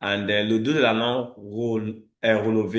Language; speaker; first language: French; non-native, fluent; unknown